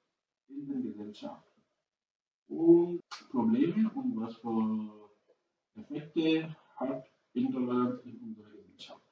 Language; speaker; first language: German; non-native, fluent; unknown